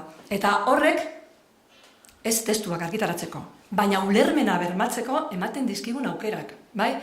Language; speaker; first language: Basque; native; Basque